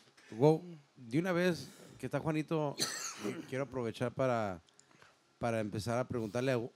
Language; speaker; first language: Spanish; early bilingual, heritage; Spanish